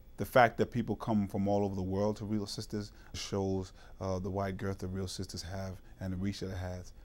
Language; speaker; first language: English; native; English